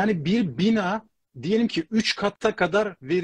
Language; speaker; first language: Turkish; native; Turkish